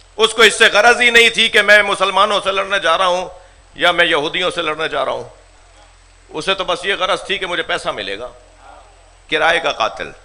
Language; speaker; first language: Urdu; non-native, local second language; Sindhi